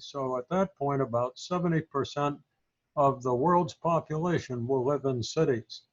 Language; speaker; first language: English; native; English